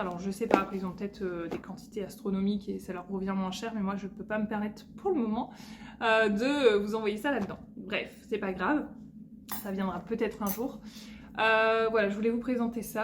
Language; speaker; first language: French; native; French